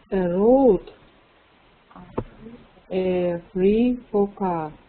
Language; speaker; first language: English; non-native, learner; Russian